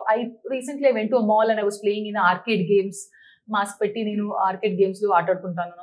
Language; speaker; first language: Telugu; non-native, learner; Tulu